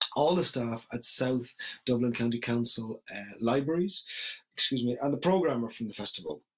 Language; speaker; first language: English; native; English